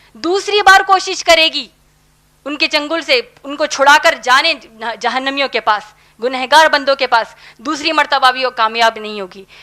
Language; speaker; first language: Urdu; native; Urdu